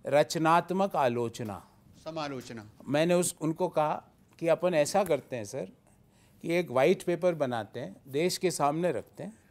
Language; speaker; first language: Hindi; native; Hindi